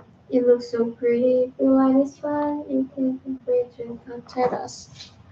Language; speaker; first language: English; non-native, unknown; Chinese